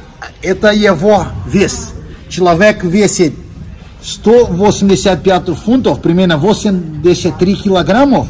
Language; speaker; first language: Russian; non-native, fluent; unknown